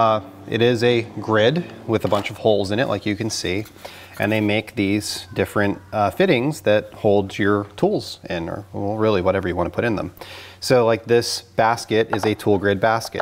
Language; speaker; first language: English; native; English